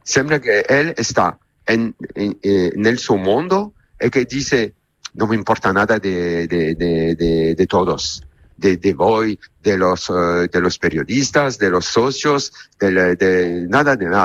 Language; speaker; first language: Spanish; non-native, learner; Italian